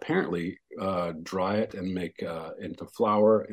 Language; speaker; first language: English; native; English